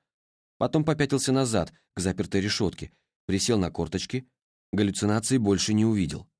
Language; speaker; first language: Russian; native; Russian